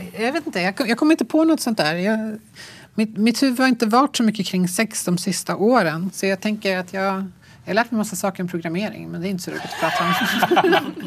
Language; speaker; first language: Swedish; native; Swedish